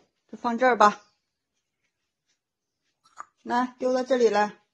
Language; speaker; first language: Chinese; native; Chinese